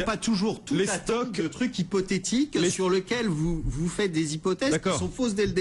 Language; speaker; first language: French; native; French